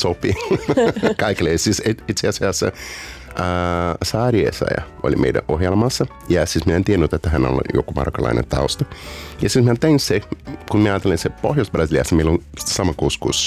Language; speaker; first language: Finnish; non-native, learner; Portuguese